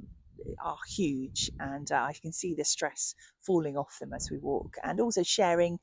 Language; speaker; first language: English; native; English